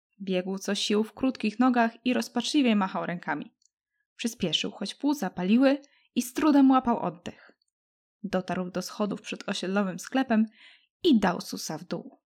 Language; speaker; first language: Polish; native; Polish